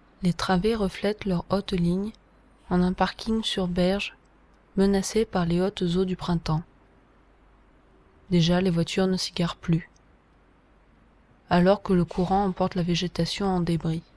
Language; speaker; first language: French; native; French